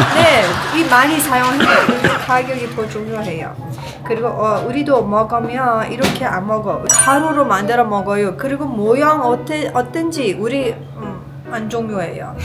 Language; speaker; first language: Korean; non-native, learner; Persian